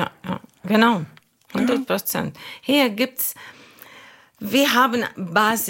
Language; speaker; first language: German; non-native, learner; Arabic